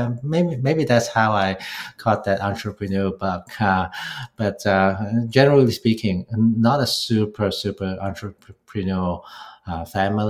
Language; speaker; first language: English; non-native, local second language; Cantonese